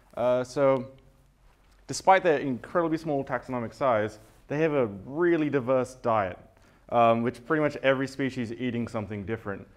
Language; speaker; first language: English; native; English